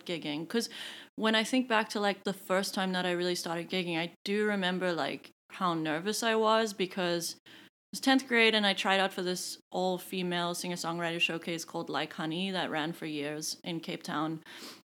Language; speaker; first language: English; native; English